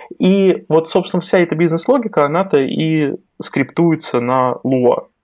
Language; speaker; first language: Russian; native; Russian